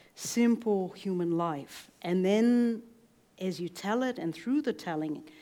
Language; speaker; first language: English; native; English